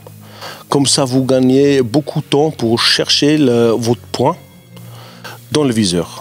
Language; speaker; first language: French; non-native, fluent; German